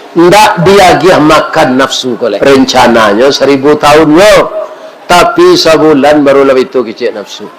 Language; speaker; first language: Malay; non-native, local second language; Minangkabau